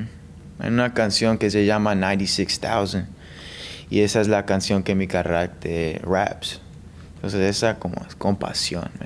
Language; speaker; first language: Spanish; early bilingual, heritage; English